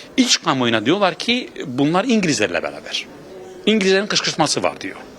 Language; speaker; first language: Turkish; non-native, local second language; Kurdish